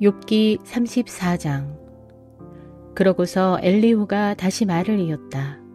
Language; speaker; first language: Korean; native; Korean